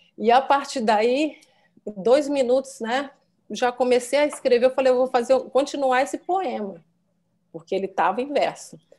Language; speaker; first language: Portuguese; native; Portuguese